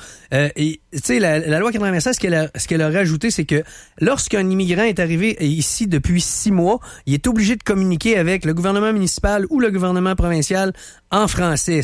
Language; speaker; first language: French; native; French